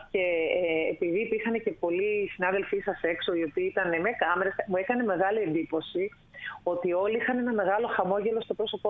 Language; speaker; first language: Greek; native; Greek